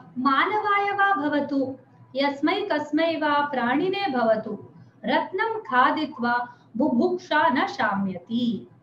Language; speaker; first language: Hindi; native; Hindi